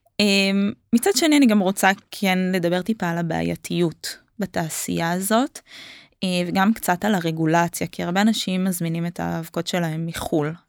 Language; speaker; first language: Hebrew; native; Hebrew